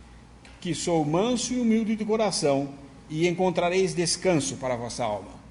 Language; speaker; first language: Portuguese; native; Portuguese